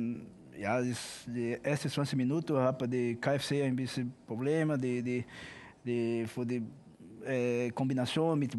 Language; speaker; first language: German; non-native, learner; Portuguese